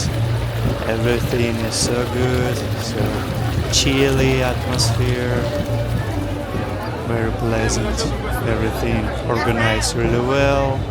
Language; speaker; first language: English; non-native, fluent; Russian